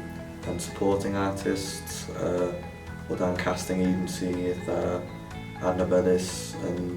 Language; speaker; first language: Welsh; non-native, local second language; English